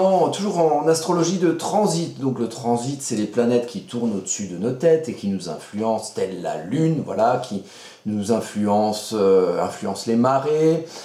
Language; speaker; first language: French; native; French